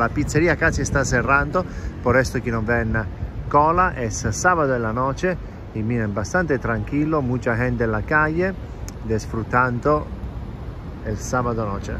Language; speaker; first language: Spanish; non-native, fluent; Italian